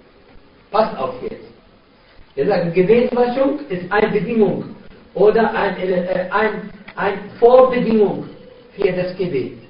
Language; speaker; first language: German; non-native, fluent; Arabic